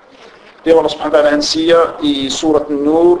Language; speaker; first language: Danish; non-native, fluent; Arabic